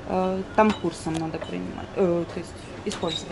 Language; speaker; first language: Russian; native; Russian